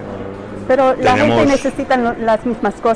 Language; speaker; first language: Spanish; non-native, learner; English